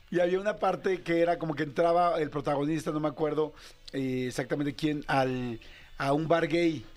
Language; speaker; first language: Spanish; native; Spanish